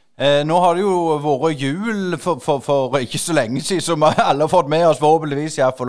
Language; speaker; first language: Norwegian; native; Norwegian